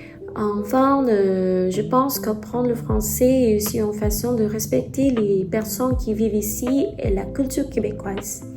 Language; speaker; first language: French; non-native, learner; Filipino